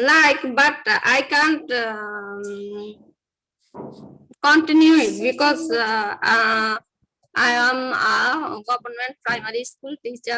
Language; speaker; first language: English; non-native, learner; Bangla